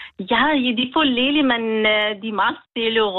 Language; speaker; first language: Danish; non-native, learner; Kurdish